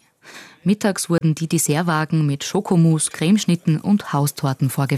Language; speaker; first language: German; native; German